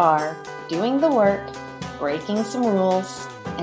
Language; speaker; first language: English; native; English